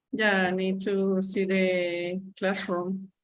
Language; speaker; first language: English; non-native, learner; Spanish